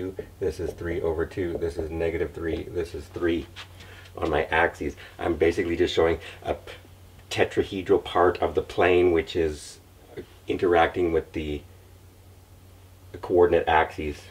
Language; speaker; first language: English; native; English